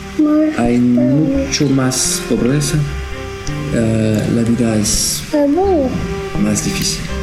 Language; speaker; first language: Spanish; non-native, learner; French